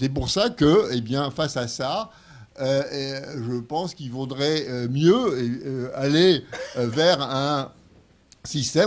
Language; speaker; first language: French; native; French